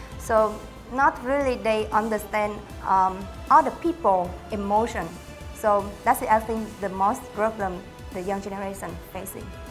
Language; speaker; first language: English; non-native, learner; Vietnamese